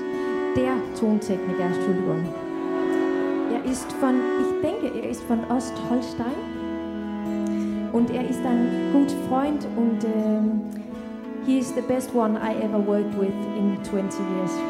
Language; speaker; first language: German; non-native, learner; Danish